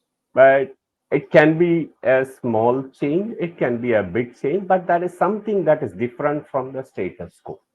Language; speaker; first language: English; non-native, local second language; Tamil